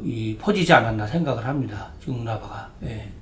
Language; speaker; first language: Korean; native; Korean